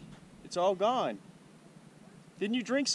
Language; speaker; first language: English; native; English